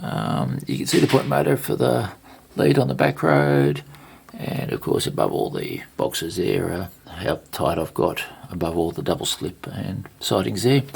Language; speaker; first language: English; native; English